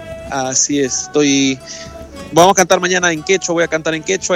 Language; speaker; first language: Spanish; native; Spanish